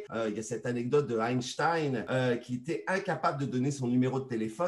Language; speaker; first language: French; native; French